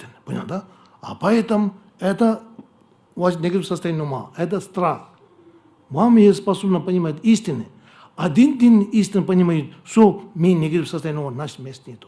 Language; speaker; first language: Russian; non-native, learner; Tibetan